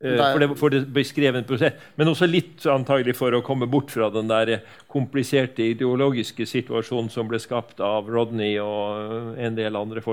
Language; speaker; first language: Norwegian; native; Norwegian